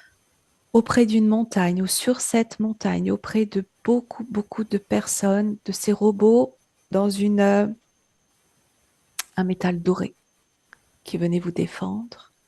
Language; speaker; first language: French; native; French